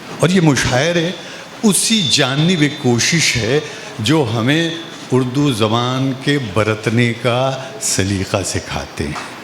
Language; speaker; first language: Urdu; native; Urdu